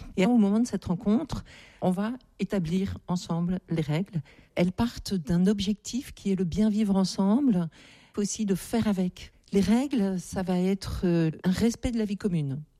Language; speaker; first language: French; native; French